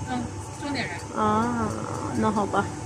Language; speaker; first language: Chinese; non-native, learner; Urdu